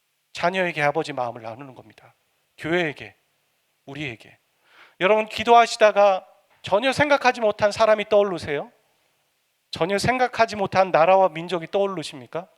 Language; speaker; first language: Korean; native; Korean